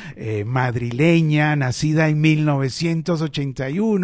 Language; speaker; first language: Spanish; native; Spanish